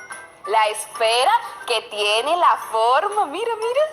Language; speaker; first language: Spanish; native; Spanish